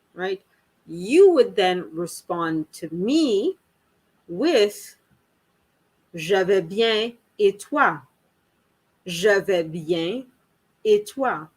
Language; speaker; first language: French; non-native, learner; English